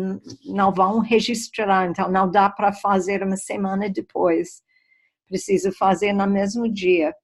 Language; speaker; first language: Portuguese; non-native, fluent; English